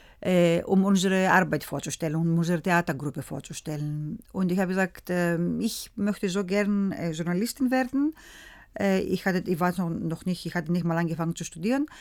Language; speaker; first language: German; early bilingual, other home language; Greek